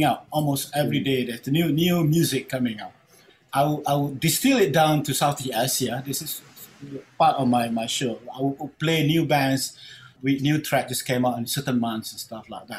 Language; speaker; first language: English; non-native, local second language; Malay